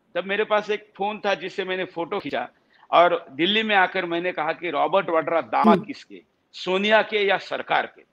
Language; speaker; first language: Hindi; non-native, local second language; Marathi